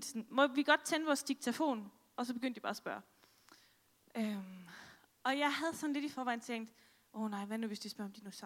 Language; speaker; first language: Danish; native; Danish